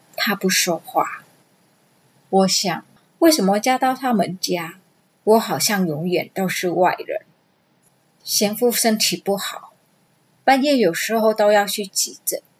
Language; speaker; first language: Chinese; non-native, fluent; Vietnamese